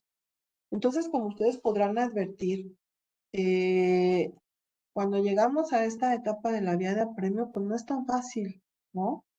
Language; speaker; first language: Spanish; native; Spanish